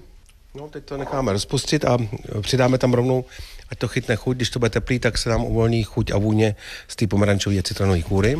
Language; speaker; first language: Czech; native; Czech